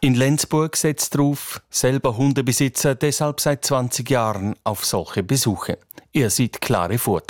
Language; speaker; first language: German; native; German